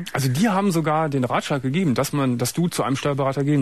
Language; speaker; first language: German; native; German